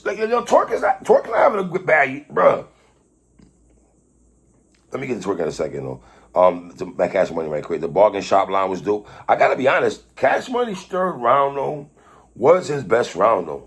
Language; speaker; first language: English; native; English